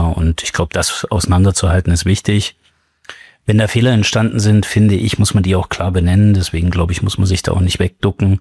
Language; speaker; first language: German; native; German